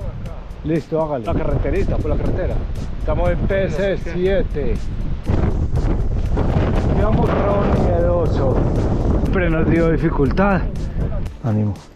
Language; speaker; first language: Spanish; native; Spanish